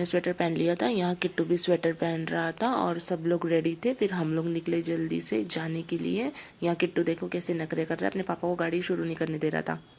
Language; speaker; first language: Hindi; native; Hindi